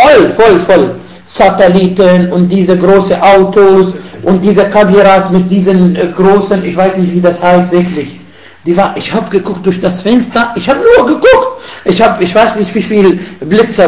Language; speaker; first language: German; non-native, fluent; Arabic